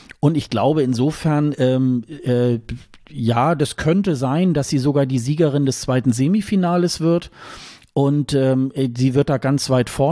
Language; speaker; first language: German; native; German